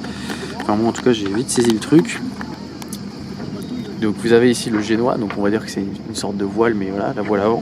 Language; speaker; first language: French; native; French